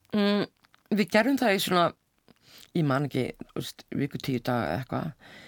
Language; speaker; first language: Icelandic; native; Icelandic